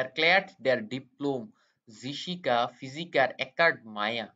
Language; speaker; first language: German; non-native, fluent; Bangla